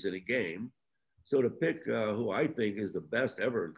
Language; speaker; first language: English; native; English